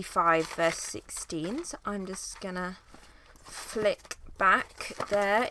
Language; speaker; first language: English; native; English